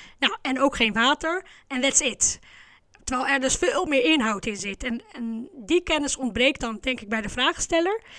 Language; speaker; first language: Dutch; early bilingual, other home language; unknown